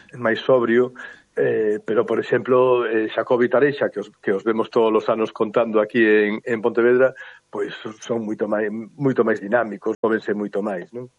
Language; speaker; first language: Galician; native; Galician